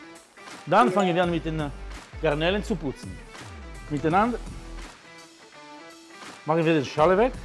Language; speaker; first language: German; non-native, fluent; Italian